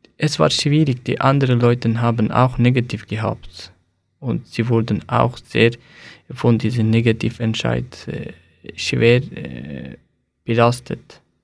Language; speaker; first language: German; non-native, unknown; Persian